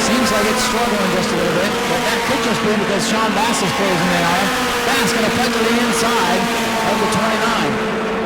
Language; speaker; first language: English; native; English